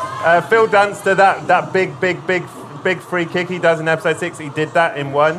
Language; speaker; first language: English; native; English